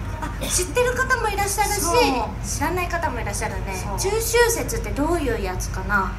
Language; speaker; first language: Japanese; native; Japanese